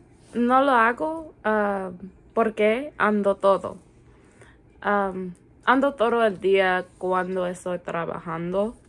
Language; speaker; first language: Spanish; non-native, learner; English